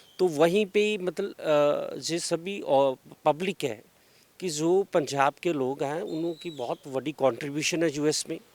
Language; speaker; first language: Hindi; non-native, local second language; Punjabi